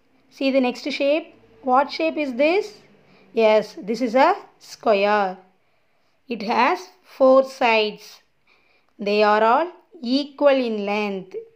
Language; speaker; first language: English; non-native, local second language; Tamil